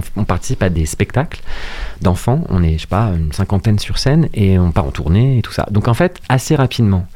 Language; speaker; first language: French; native; French